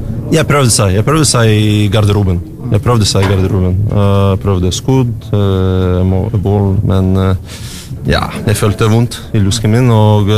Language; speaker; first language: Norwegian; non-native, fluent; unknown